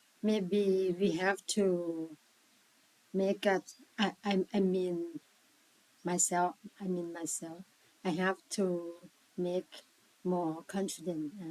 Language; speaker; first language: English; non-native, learner; Thai